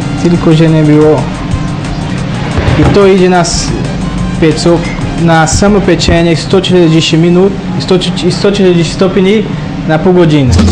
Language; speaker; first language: Polish; non-native, learner; Portuguese